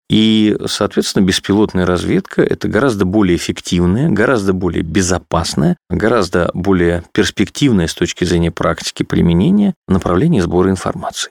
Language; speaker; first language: Russian; native; Russian